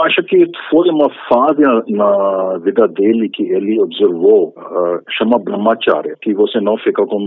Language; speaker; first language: Portuguese; non-native, fluent; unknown